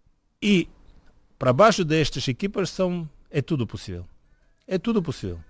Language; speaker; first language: Portuguese; non-native, fluent; Bulgarian